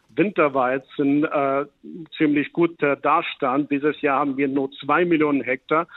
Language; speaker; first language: German; non-native, fluent; Ukrainian